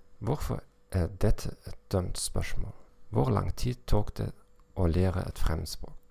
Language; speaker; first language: Norwegian; non-native, learner; German